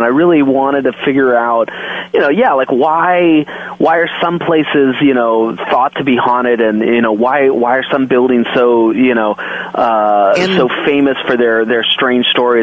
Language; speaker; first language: English; native; English